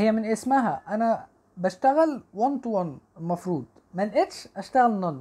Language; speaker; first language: Arabic; native; Arabic